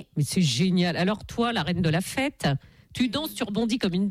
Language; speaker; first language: French; native; French